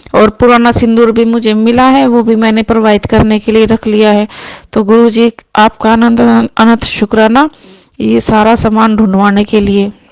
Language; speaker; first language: Hindi; non-native, local second language; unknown